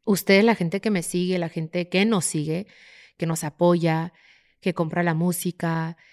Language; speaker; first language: Spanish; early bilingual, other home language; English